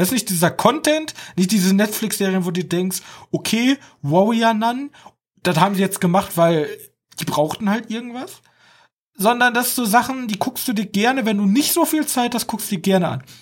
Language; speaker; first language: German; native; German